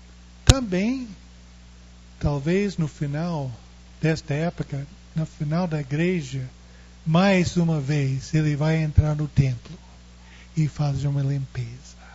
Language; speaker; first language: Portuguese; non-native, fluent; English